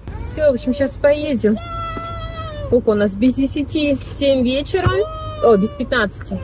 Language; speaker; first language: Russian; native; Russian